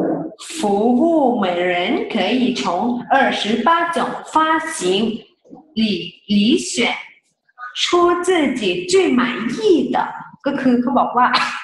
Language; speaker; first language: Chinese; non-native, fluent; Thai